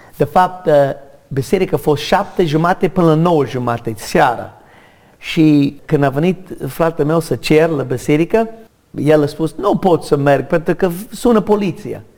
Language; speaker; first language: Romanian; non-native, learner; English